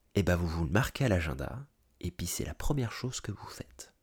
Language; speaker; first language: French; native; French